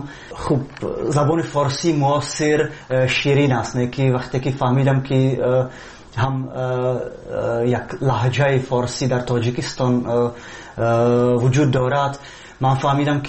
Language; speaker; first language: Tajik; non-native, fluent; Czech